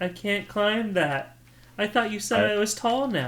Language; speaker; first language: English; native; English